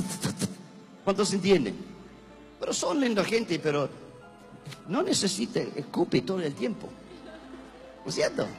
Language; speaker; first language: Spanish; non-native, learner; English